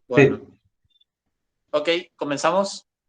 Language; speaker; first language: Spanish; native; Spanish